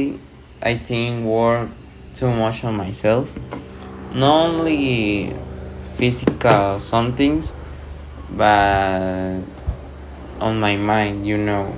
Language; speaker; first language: English; non-native, learner; Spanish